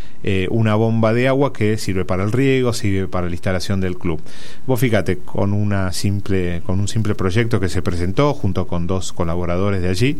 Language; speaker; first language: Spanish; native; Spanish